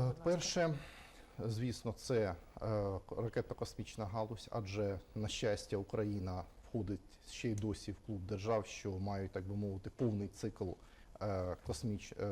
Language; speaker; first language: Ukrainian; native; Ukrainian